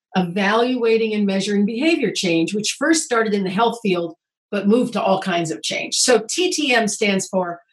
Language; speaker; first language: English; native; English